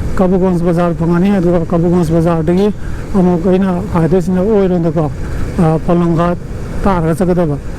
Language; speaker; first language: Manipuri; native; Manipuri